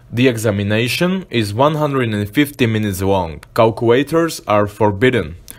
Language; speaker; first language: English; non-native, fluent; Slovak